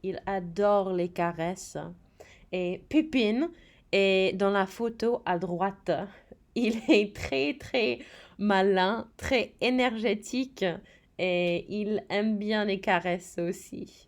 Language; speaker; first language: French; non-native, fluent; English